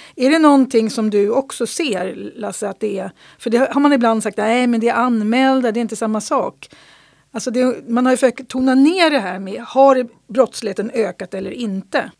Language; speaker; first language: Swedish; native; Swedish